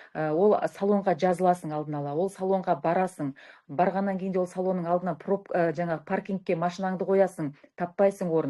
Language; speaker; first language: Kazakh; native; Kazakh